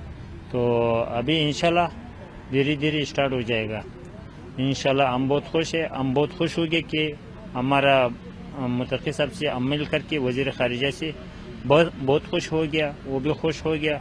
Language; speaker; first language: Hindi; non-native, learner; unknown